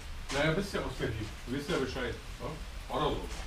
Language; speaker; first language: German; native; German